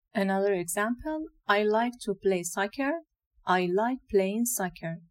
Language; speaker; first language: English; non-native, fluent; Persian